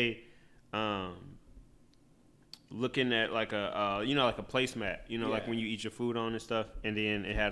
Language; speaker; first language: English; native; English